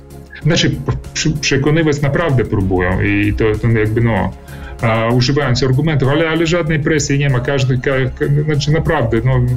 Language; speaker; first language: Polish; early bilingual, heritage; Polish